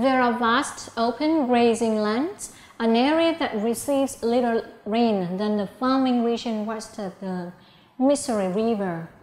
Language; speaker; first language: English; non-native, fluent; Vietnamese